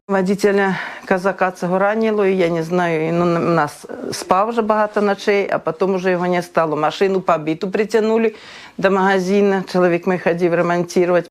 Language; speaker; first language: Ukrainian; native; Ukrainian